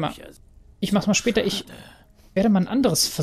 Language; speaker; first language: German; native; German